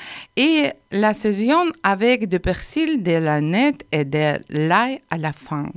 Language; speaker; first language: French; non-native, learner; Ukrainian